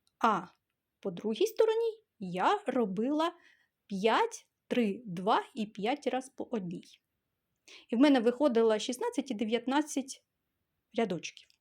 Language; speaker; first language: Ukrainian; non-native, local second language; Russian